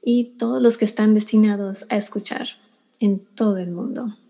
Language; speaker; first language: Spanish; early bilingual, heritage; Spanish